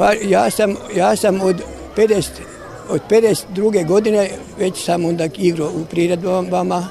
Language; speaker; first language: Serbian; non-native, local second language; Hungarian